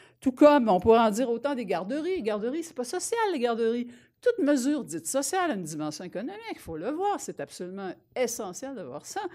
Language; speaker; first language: French; native; French